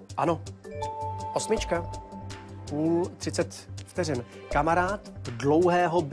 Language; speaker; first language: Czech; native; Czech